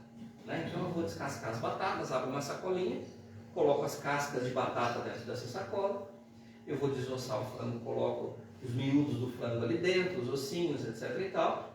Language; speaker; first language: Portuguese; native; Portuguese